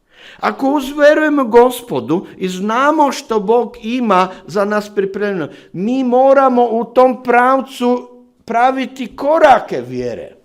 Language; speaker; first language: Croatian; non-native, fluent; Slovak